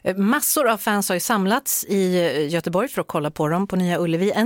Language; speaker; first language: Swedish; native; Swedish